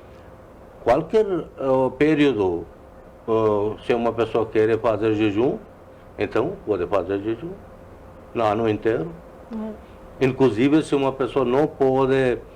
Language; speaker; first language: Portuguese; non-native, fluent; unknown